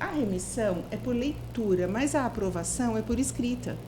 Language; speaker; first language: Portuguese; native; Portuguese